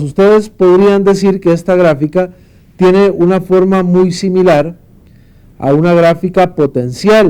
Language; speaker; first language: Spanish; native; Spanish